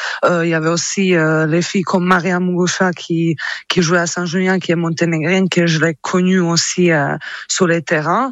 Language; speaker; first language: French; non-native, fluent; Croatian